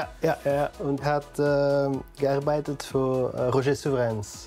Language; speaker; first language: German; non-native, learner; Dutch